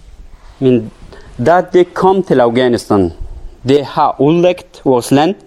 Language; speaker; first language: Danish; non-native, learner; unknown